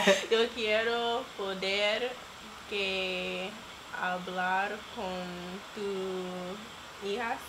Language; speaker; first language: Spanish; non-native, learner; English